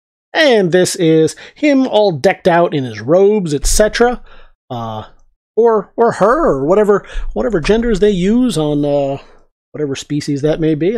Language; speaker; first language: English; native; English